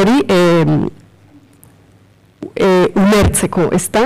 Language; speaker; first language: Basque; non-native, fluent; Spanish